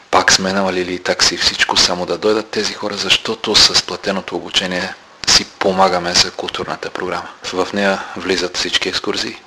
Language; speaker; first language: Bulgarian; native; Bulgarian